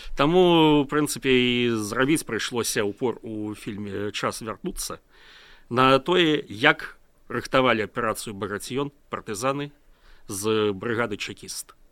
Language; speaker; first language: Belarusian; native; Belarusian